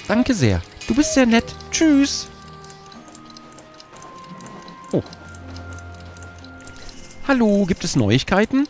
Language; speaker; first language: German; native; German